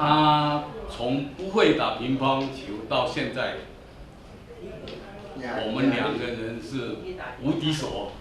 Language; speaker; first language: Chinese; non-native, local second language; Min Nan Chinese